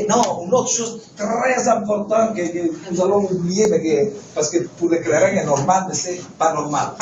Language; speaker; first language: French; non-native, fluent; Italian